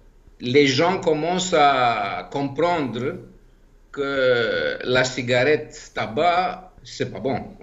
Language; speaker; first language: French; non-native, fluent; Greek